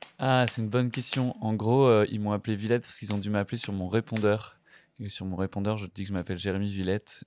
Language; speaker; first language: French; native; French